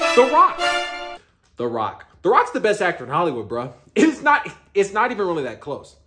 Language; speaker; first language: English; native; English